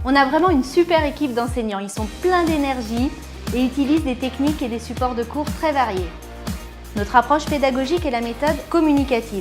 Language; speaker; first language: French; native; French